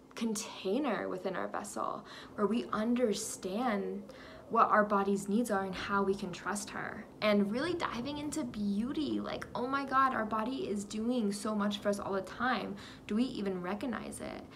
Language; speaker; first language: English; native; English